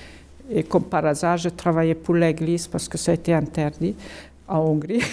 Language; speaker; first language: French; non-native, fluent; Hungarian